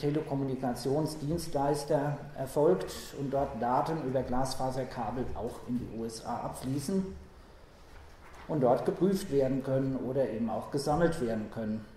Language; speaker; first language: German; native; German